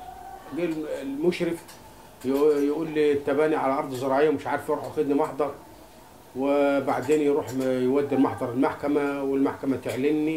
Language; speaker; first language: Arabic; native; Arabic